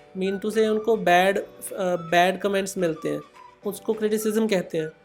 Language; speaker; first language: Hindi; non-native, local second language; Punjabi